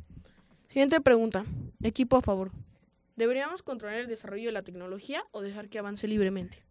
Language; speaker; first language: Spanish; native; Spanish